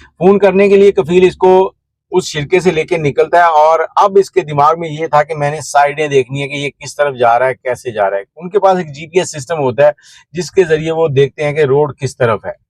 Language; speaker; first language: Urdu; non-native, local second language; Punjabi